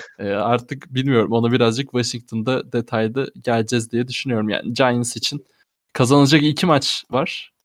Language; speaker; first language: Turkish; native; Turkish